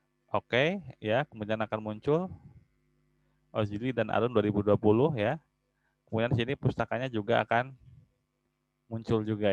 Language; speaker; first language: Indonesian; native; Indonesian